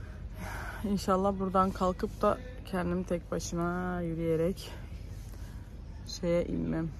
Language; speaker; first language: Turkish; early bilingual, heritage; Turkish